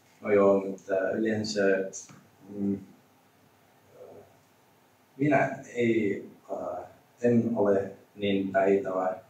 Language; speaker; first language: Finnish; non-native, learner; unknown